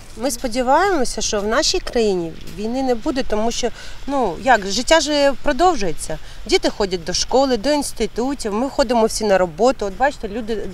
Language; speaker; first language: Ukrainian; native; Ukrainian